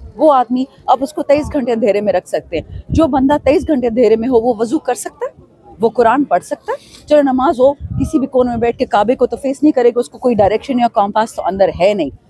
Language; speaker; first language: Urdu; non-native, local second language; Pashto